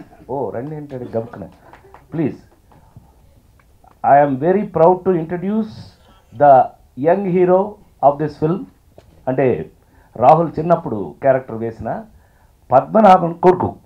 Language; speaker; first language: Telugu; native; Telugu